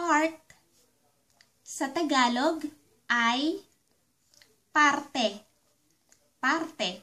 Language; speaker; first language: Filipino; native; Filipino